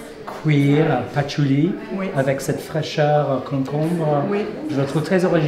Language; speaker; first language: French; non-native, fluent; English